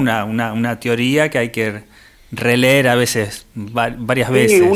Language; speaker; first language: Spanish; native; Spanish